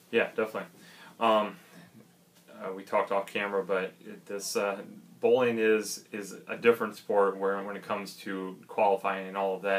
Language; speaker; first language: English; native; English